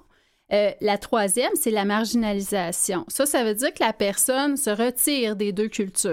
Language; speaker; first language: French; native; French